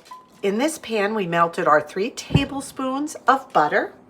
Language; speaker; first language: English; native; English